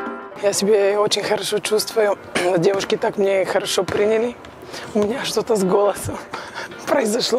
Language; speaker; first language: Russian; non-native, learner; Bulgarian